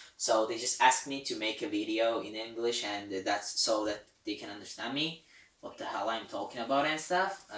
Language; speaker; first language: English; non-native, fluent; Azerbaijani